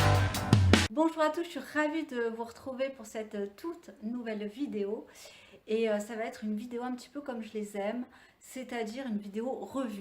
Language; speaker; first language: French; native; French